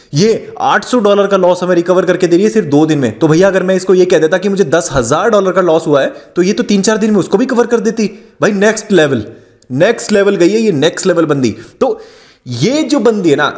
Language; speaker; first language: Hindi; native; Hindi